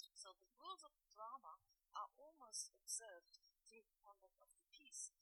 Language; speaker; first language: English; non-native, fluent; German